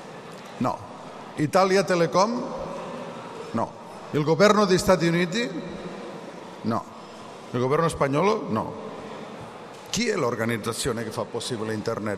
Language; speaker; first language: Italian; non-native, learner; Catalan